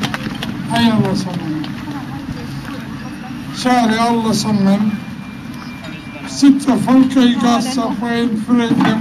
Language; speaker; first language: Norwegian; non-native, fluent; Arabic